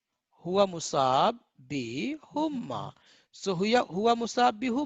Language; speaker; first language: Arabic; non-native, fluent; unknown